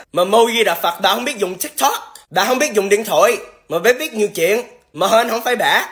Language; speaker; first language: Vietnamese; early bilingual, heritage; Vietnamese